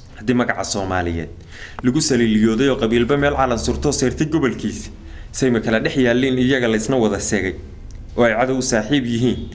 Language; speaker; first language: Somali; native; Somali